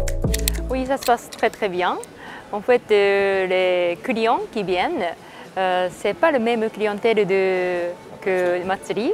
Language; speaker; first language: French; non-native, fluent; Japanese